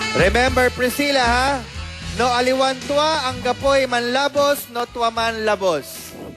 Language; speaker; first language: Filipino; native; Filipino